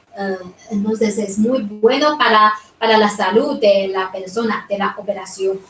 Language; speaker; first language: Spanish; non-native, fluent; Chinese